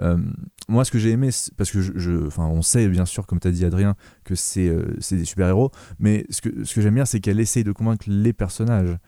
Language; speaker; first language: French; native; French